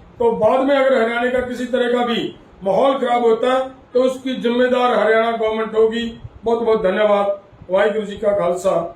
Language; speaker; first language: Hindi; non-native, local second language; Punjabi